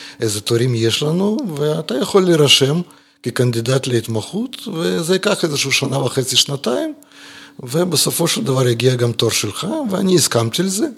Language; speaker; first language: Hebrew; non-native, fluent; Russian